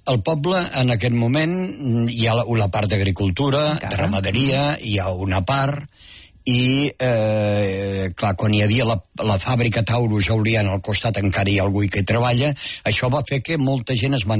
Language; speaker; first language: Catalan; native; Catalan